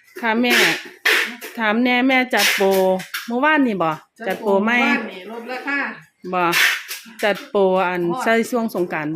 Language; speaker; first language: Thai; native; Thai